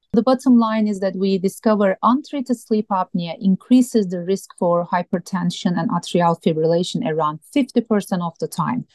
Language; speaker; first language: English; non-native, fluent; Turkish